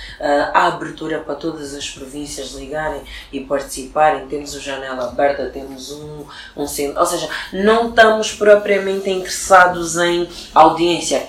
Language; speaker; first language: Portuguese; early bilingual, other home language; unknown